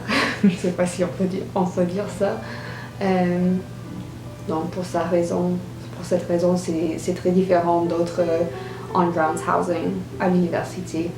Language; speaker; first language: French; non-native, fluent; English